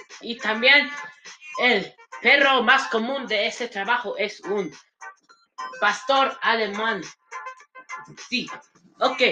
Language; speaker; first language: Spanish; non-native, learner; English